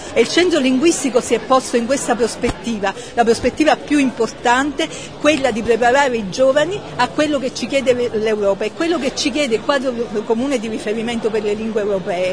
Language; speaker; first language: Italian; native; Italian